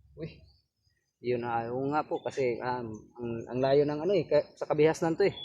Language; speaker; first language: Filipino; non-native, local second language; Cebuano